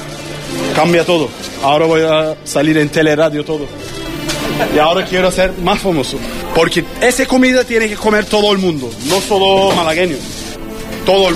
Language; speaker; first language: Spanish; non-native, learner; Turkish